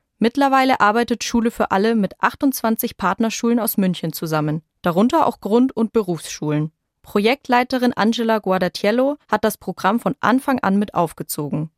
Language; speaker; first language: German; native; German